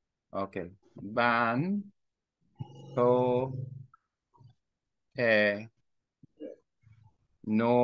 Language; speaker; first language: Vietnamese; non-native, learner; Korean